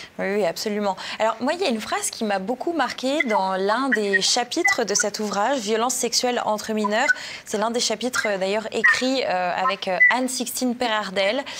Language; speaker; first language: French; native; French